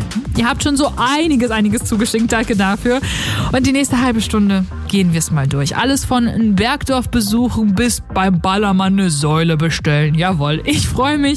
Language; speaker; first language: German; native; German